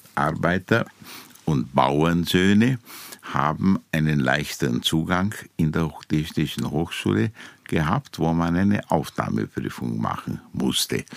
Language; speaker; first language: German; non-native, fluent; Romanian